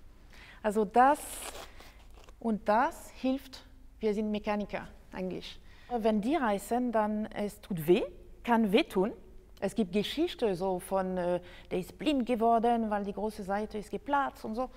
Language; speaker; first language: German; non-native, fluent; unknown